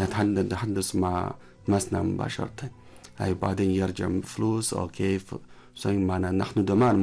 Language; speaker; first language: Arabic; non-native, learner; Chinese